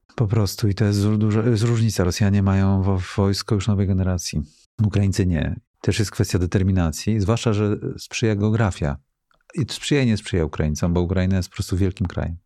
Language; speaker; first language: Polish; native; Polish